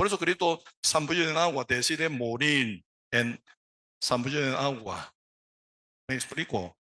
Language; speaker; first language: Spanish; non-native, learner; Korean